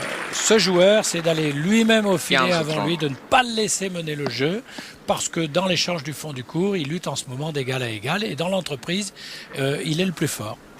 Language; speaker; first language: French; native; French